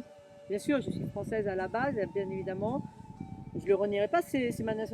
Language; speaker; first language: French; native; French